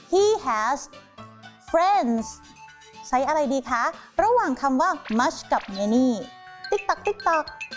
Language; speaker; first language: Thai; native; Thai